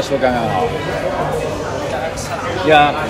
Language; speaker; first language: Chinese; non-native, fluent; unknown